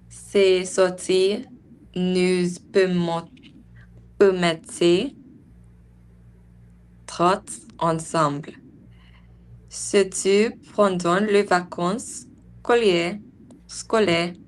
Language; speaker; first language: French; non-native, learner; English